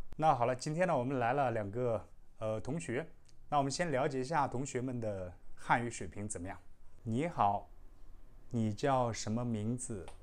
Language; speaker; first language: Chinese; native; Chinese